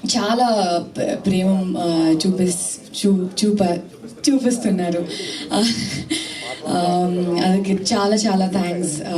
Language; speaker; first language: Telugu; non-native, learner; Kannada